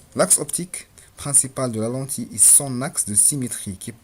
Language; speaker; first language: French; non-native, local second language; Arabic